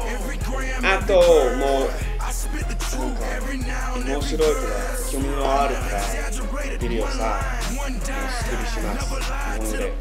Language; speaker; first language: Japanese; non-native, learner; English